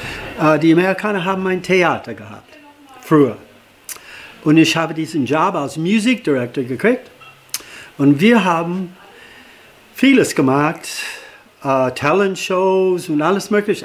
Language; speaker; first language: German; non-native, fluent; English